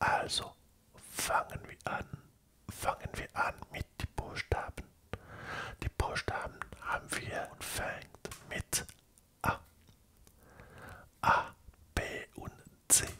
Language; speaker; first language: German; non-native, learner; French